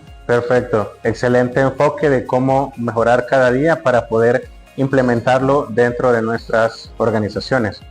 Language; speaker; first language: Spanish; native; Spanish